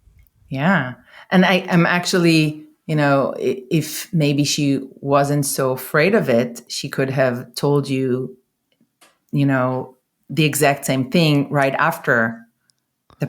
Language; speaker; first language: English; non-native, fluent; Hebrew